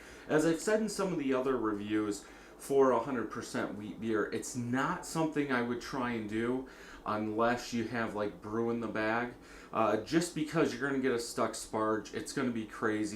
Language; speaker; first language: English; native; English